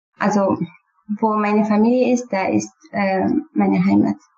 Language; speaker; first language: German; non-native, learner; Kurdish